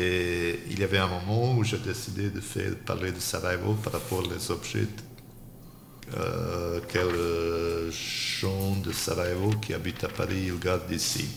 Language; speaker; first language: French; non-native, fluent; Bosnian